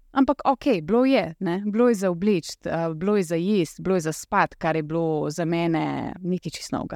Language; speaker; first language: Slovenian; early bilingual, other home language; Russian